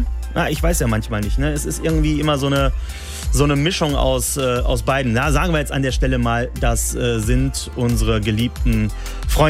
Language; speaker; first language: German; native; German